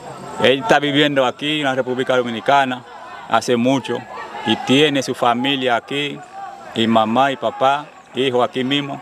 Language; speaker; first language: Spanish; non-native, fluent; Haitian Creole